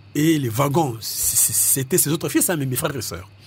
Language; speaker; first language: French; non-native, local second language; Lingala